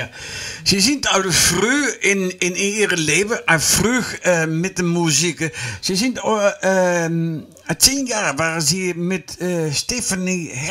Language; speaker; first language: German; non-native, learner; Dutch